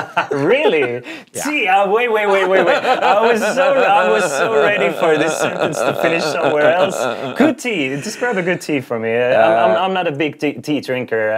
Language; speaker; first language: English; non-native, fluent; Estonian